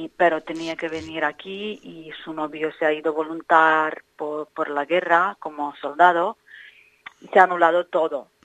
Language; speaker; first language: Spanish; non-native, fluent; Ukrainian